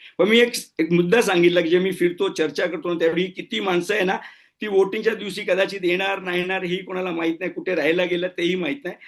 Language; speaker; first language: Marathi; non-native, local second language; Gujarati